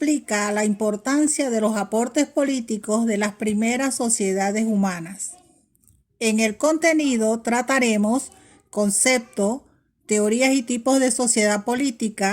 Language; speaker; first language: Spanish; native; Spanish